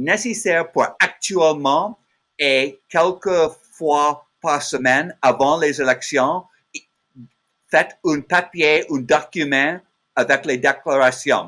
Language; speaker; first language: French; non-native, learner; English